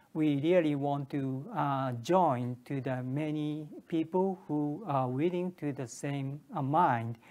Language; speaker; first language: English; non-native, learner; Japanese